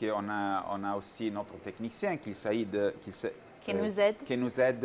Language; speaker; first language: French; non-native, learner; Italian